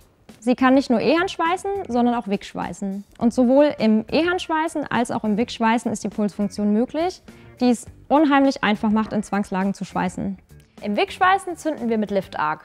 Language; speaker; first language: German; native; German